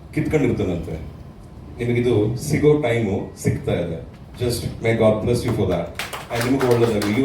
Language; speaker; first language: Kannada; native; Kannada